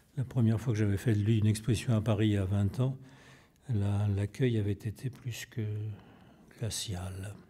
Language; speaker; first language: French; native; French